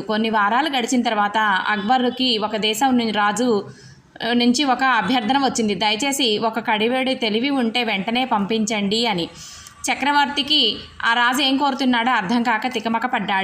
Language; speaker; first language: Telugu; native; Telugu